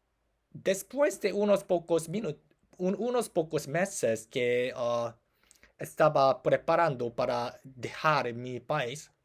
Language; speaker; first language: Spanish; non-native, learner; Korean